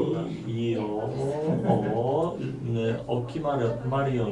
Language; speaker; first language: Italian; non-native, learner; Polish